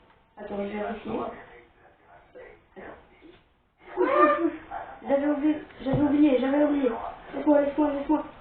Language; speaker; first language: French; native; French